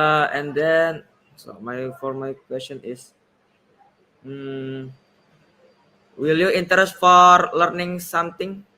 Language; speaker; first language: English; non-native, learner; Indonesian